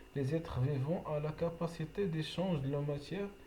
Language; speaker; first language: French; non-native, local second language; Arabic